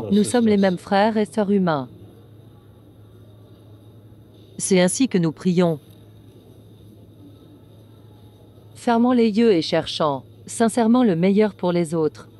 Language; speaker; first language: French; non-native, learner; Tibetan